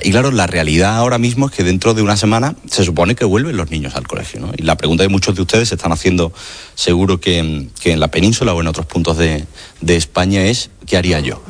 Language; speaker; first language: Spanish; native; Spanish